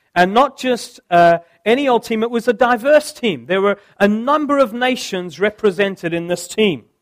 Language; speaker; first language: English; native; English